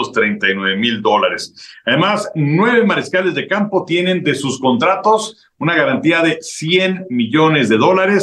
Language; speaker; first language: Spanish; native; Spanish